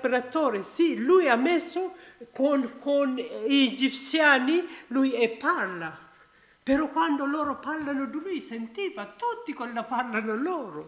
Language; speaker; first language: Italian; non-native, learner; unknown